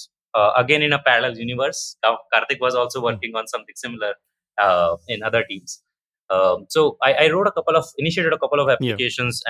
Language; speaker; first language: English; non-native, local second language; Hindi